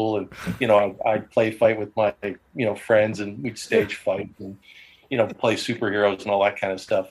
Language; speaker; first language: English; native; English